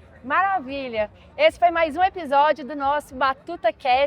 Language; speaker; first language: Portuguese; native; Portuguese